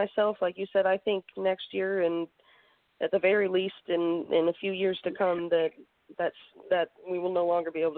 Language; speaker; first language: English; native; English